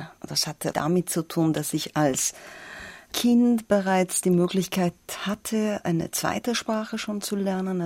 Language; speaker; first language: German; non-native, fluent; Persian